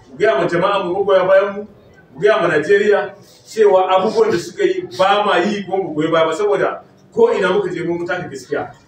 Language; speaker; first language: Hausa; non-native, local second language; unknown